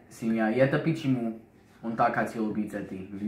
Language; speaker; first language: Russian; non-native, learner; English